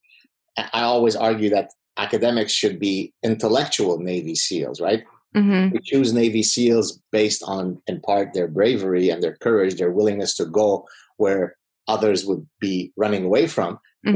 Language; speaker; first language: English; non-native, fluent; Arabic